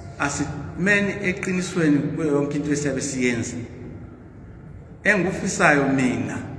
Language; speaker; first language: Zulu; native; Zulu